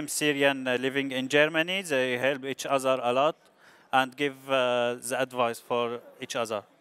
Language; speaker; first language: English; non-native, learner; Arabic